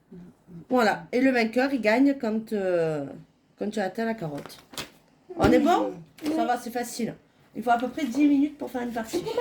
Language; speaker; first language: French; native; French